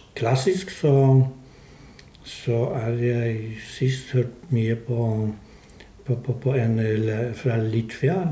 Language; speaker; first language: Norwegian; non-native, fluent; Polish